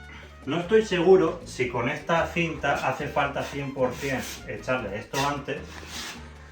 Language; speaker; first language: Spanish; native; Spanish